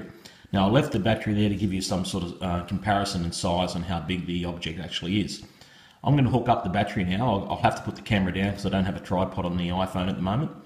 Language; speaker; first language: English; native; English